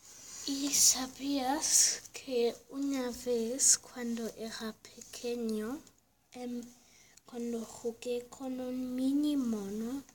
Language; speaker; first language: Spanish; early bilingual, heritage; Spanish